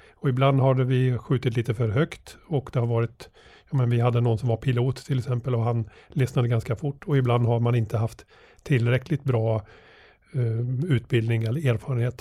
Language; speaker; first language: Swedish; native; Swedish